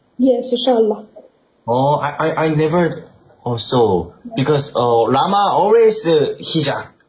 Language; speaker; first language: English; non-native, learner; Arabic